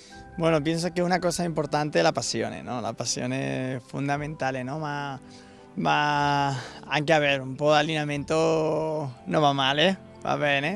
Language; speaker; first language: Italian; non-native, learner; Spanish